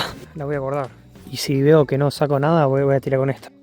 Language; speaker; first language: Spanish; native; Spanish